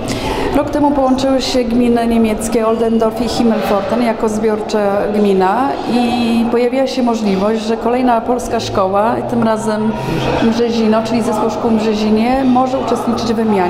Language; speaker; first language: Polish; native; Polish